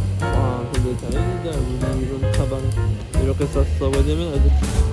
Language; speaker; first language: Korean; non-native, learner; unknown